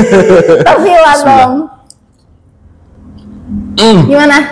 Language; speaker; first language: Indonesian; native; Indonesian